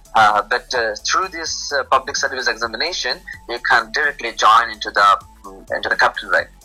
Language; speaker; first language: English; non-native, local second language; Bangla